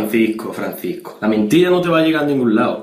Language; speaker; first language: Spanish; native; Spanish